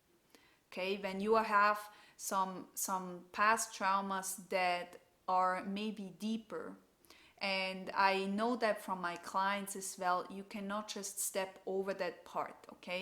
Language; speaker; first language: English; non-native, fluent; German